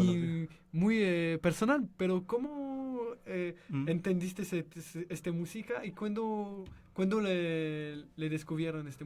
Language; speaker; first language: Spanish; non-native, learner; French